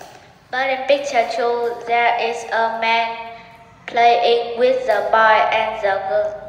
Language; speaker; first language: English; non-native, learner; Vietnamese